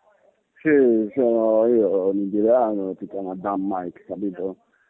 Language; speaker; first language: Italian; non-native, learner; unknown